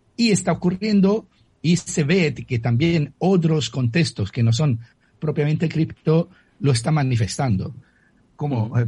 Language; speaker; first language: Spanish; non-native, fluent; Italian